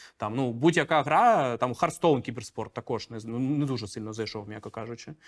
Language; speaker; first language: Ukrainian; non-native, local second language; Russian